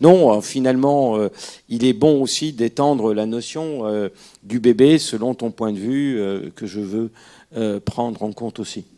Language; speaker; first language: French; native; French